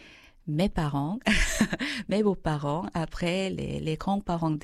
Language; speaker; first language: French; non-native, fluent; Korean